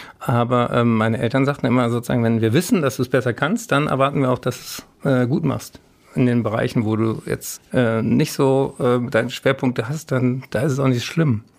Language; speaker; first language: German; native; German